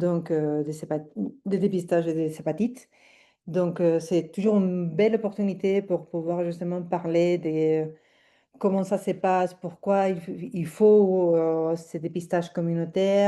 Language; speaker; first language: French; non-native, fluent; Spanish